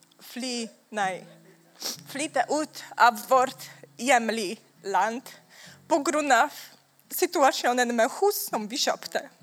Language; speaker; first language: Swedish; non-native, learner; Polish